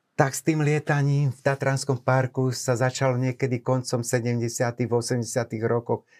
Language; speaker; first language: Slovak; native; Slovak